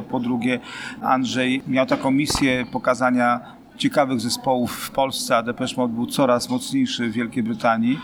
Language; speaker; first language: Polish; native; Polish